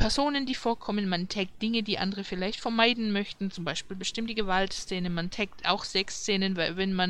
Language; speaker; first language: German; native; German